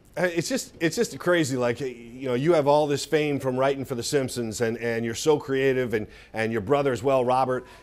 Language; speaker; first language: English; native; English